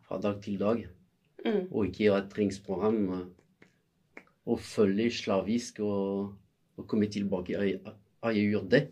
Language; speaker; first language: Norwegian; non-native, fluent; French